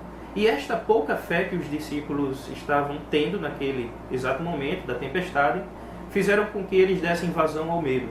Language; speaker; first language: Portuguese; native; Portuguese